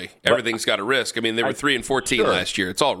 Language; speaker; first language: English; native; English